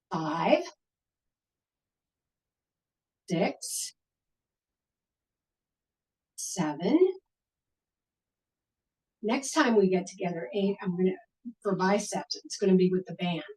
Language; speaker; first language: English; native; English